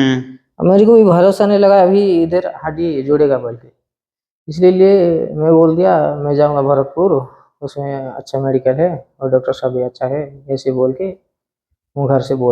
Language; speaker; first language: Hindi; non-native, local second language; Odia